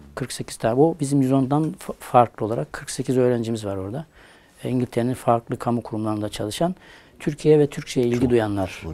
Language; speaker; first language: Turkish; native; Turkish